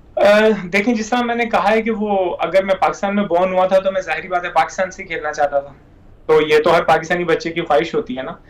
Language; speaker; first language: Urdu; non-native, local second language; Punjabi